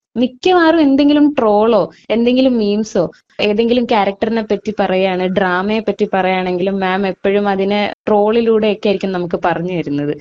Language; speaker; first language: Malayalam; early bilingual, heritage; Malayalam